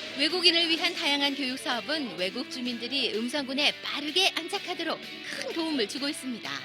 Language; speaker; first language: Korean; native; Korean